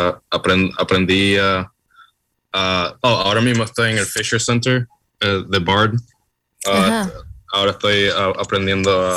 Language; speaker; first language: Spanish; early bilingual, heritage; Spanish